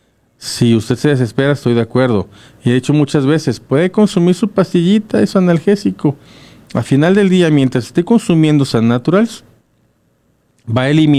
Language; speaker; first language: Spanish; native; Spanish